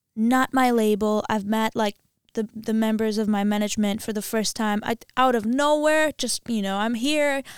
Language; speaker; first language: English; non-native, fluent; Armenian